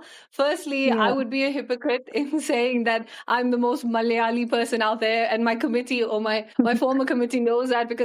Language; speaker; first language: English; early bilingual, other home language; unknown